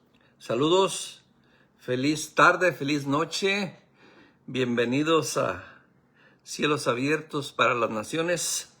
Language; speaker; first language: Spanish; native; Spanish